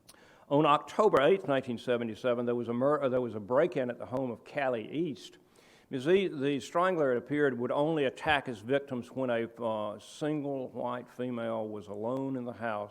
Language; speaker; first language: English; native; English